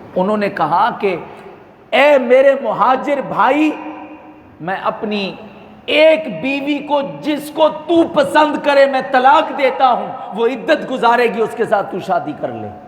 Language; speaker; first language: Urdu; native; Urdu